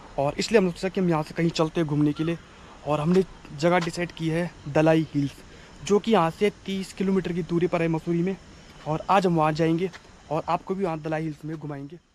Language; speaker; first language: Hindi; native; Hindi